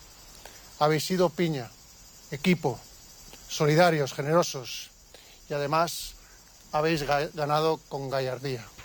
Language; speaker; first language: Spanish; native; Spanish